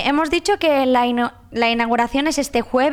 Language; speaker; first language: Spanish; non-native, local second language; Catalan